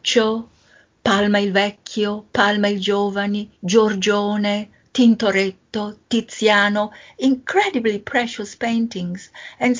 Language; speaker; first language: English; non-native, fluent; Italian